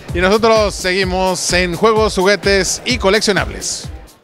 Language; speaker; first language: Spanish; native; Spanish